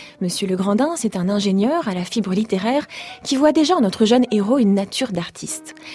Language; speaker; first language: French; native; French